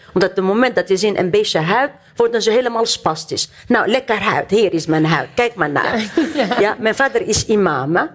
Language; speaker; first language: Dutch; non-native, fluent; Arabic